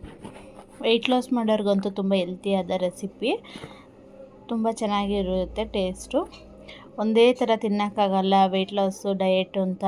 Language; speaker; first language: Kannada; native; Kannada